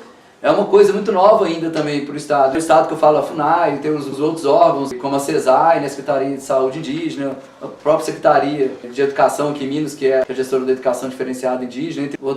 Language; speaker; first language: Portuguese; native; Portuguese